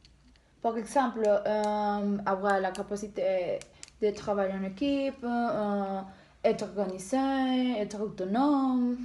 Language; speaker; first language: French; non-native, learner; Spanish